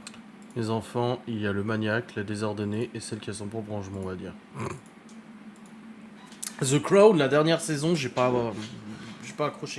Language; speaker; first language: French; native; French